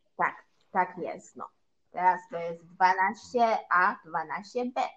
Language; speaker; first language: Polish; non-native, learner; Chinese